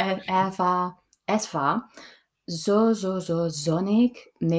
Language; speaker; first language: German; non-native, learner; English